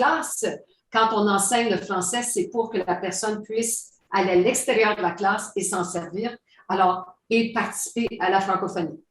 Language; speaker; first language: French; native; French